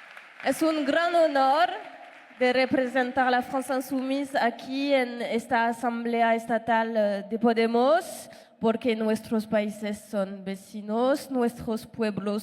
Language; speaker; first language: Spanish; non-native, fluent; French